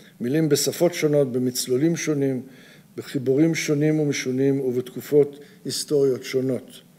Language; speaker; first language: Hebrew; early bilingual, other home language; English